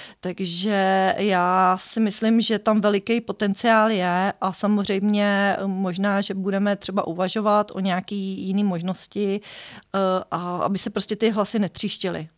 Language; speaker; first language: Czech; native; Czech